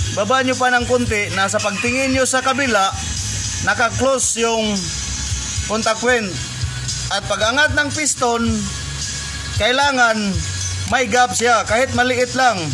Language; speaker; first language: Filipino; non-native, local second language; Cebuano